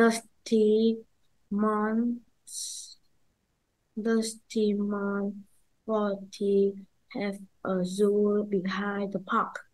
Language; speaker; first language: English; non-native, learner; Vietnamese